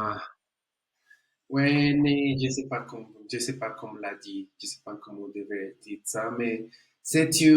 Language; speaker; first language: French; non-native, learner; Spanish